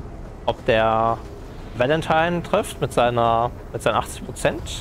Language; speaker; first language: German; native; German